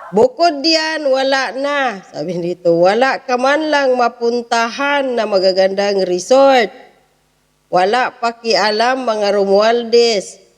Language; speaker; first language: Filipino; native; Filipino